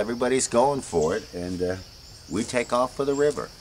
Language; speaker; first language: English; native; English